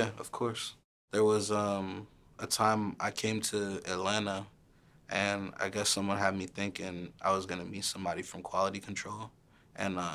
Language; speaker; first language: English; early bilingual, other home language; Haitian Creole